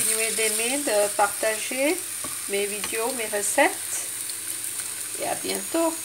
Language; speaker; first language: French; non-native, fluent; Hindi